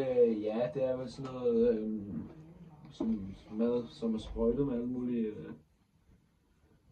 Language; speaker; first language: Danish; native; Danish